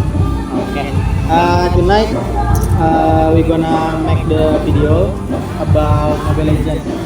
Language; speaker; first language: English; non-native, learner; Indonesian